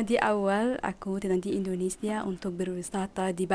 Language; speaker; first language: Indonesian; non-native, learner; Arabic